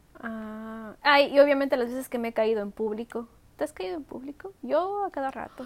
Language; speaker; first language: Spanish; early bilingual, heritage; Spanish